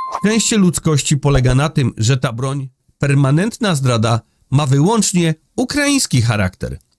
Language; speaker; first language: Polish; native; Polish